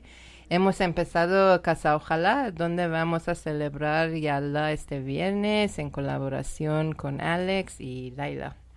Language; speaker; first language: Spanish; non-native, learner; Persian